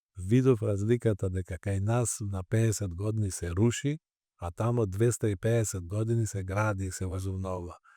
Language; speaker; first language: Macedonian; native; Macedonian